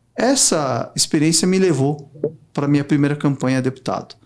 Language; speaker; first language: Portuguese; native; Portuguese